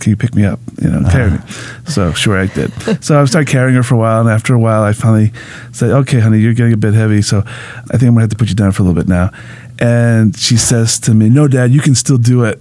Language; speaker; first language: English; early bilingual, other home language; Spanish